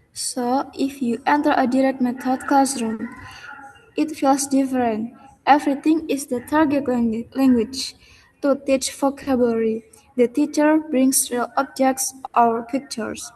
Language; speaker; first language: English; non-native, learner; Indonesian